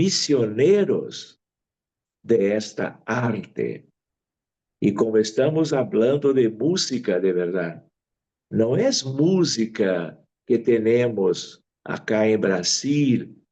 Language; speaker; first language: Spanish; non-native, fluent; Portuguese